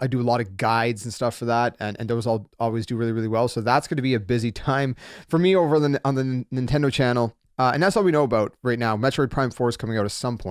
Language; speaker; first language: English; native; English